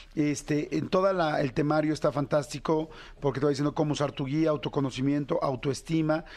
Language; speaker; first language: Spanish; native; Spanish